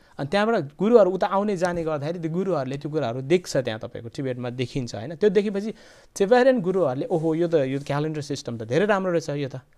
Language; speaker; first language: Nepali; non-native, local second language; Eastern Tamang